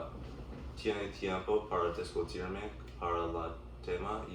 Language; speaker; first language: Spanish; non-native, learner; English